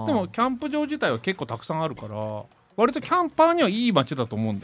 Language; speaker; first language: Japanese; native; Japanese